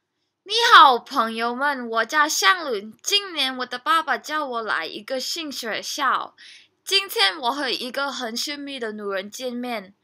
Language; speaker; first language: Chinese; non-native, learner; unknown